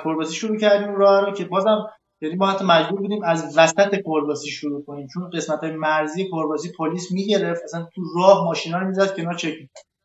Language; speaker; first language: Persian; native; Persian